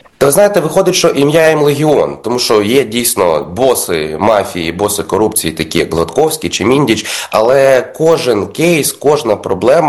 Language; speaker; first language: Ukrainian; native; Ukrainian